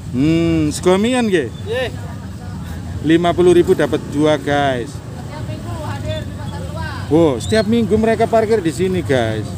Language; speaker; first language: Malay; non-native, local second language; Javanese